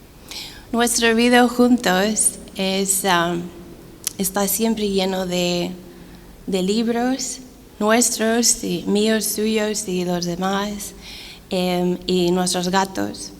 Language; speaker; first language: Spanish; non-native, fluent; English